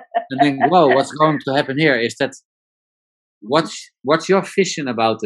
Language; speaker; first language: English; non-native, learner; Dutch